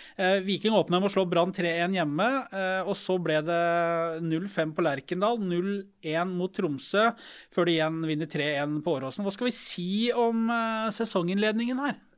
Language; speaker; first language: Norwegian; native; Norwegian